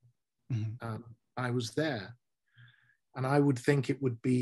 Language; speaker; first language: English; native; English